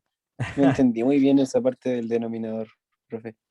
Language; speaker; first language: Spanish; native; Spanish